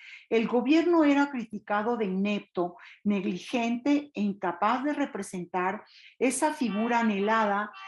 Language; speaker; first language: Spanish; native; Spanish